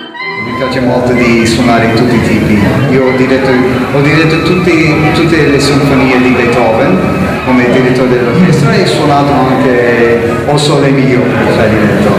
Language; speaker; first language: Italian; non-native, learner; English